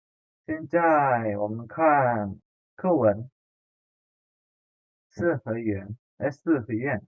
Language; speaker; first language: Chinese; non-native, fluent; Indonesian